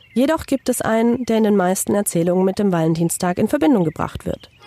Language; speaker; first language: German; non-native, fluent; Hungarian